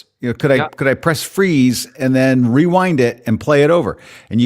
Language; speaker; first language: English; native; English